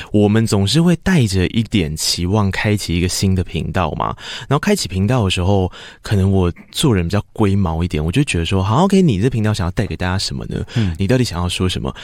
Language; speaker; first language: Chinese; non-native, local second language; Min Nan Chinese